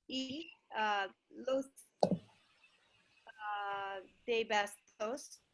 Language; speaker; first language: Spanish; non-native, learner; English